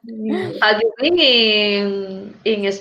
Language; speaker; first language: English; non-native, learner; Spanish